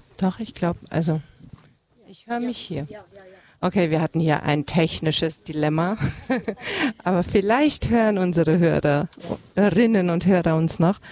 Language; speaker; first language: German; early bilingual, other home language; Hungarian